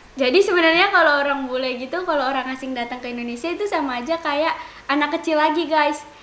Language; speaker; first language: Indonesian; native; Indonesian